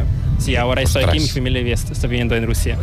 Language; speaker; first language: Spanish; non-native, fluent; Korean